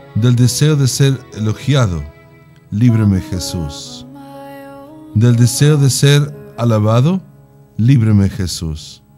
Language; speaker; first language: Spanish; non-native, fluent; English